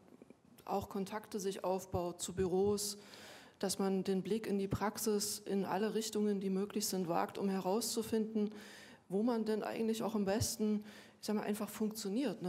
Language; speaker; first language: German; native; German